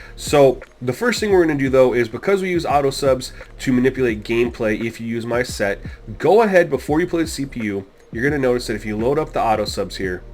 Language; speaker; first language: English; native; English